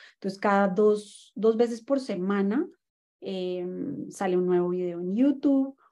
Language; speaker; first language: Spanish; native; Spanish